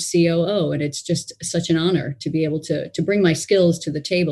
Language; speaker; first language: English; native; English